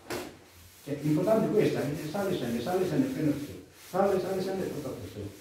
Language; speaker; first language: Italian; non-native, learner; Indonesian